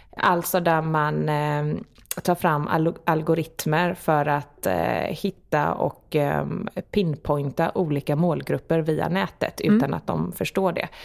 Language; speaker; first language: Swedish; native; Swedish